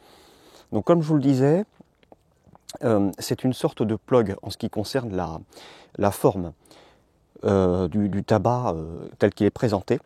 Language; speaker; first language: French; native; French